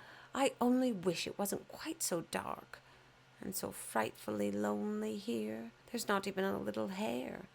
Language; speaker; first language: English; native; English